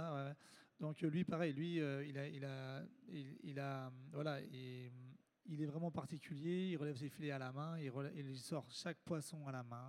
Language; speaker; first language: French; native; French